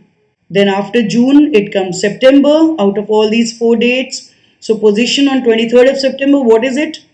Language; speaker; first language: English; non-native, local second language; Hindi